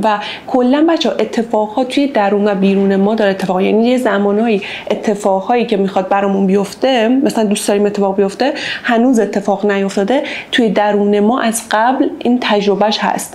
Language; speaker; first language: Persian; native; Persian